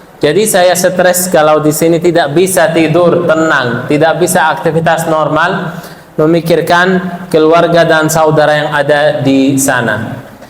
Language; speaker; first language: Indonesian; non-native, fluent; Arabic